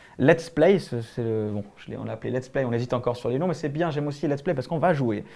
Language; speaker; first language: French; early bilingual, other home language; Spanish